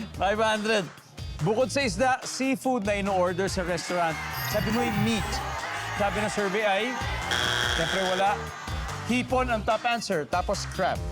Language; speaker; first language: Filipino; native; Filipino